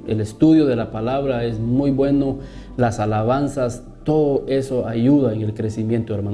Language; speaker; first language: Spanish; native; Spanish